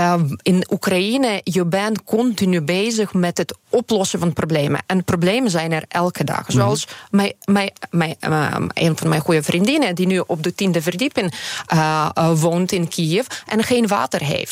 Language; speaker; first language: Dutch; non-native, fluent; Ukrainian